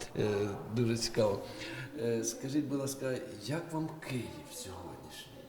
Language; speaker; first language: Ukrainian; native; Ukrainian